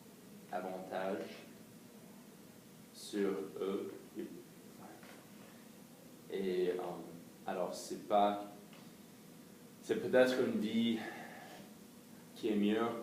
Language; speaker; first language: French; non-native, fluent; English